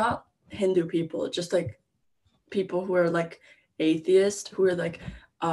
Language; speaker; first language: English; native; English